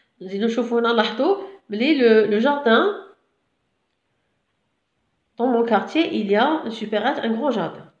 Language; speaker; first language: French; non-native, local second language; Arabic